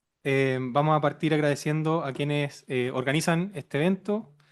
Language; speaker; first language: Spanish; native; Spanish